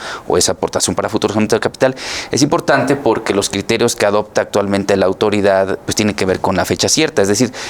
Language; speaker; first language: Spanish; native; Spanish